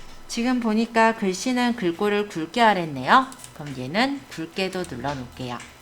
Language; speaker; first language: Korean; native; Korean